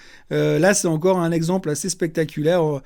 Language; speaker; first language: French; native; French